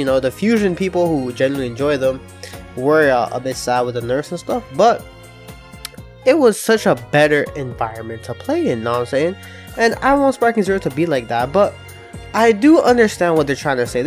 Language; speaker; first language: English; native; English